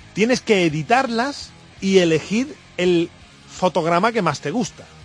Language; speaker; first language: Spanish; native; Spanish